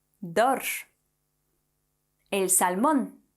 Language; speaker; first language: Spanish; non-native, fluent; Polish